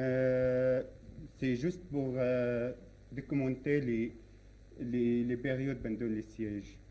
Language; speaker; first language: French; non-native, learner; Arabic